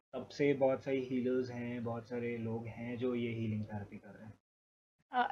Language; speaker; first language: Hindi; native; Hindi